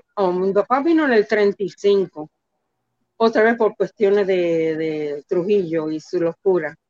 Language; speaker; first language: Spanish; early bilingual, heritage; Spanish